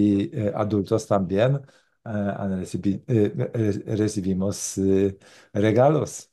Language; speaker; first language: Spanish; non-native, learner; Polish